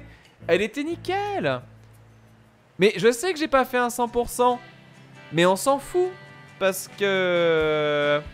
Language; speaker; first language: French; native; French